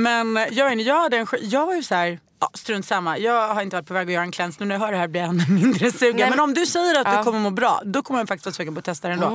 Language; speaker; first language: Swedish; native; Swedish